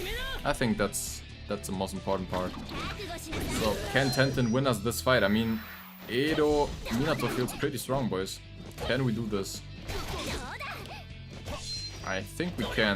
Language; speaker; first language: English; non-native, fluent; German